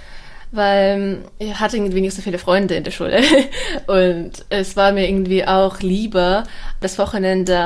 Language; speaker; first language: German; non-native, fluent; Russian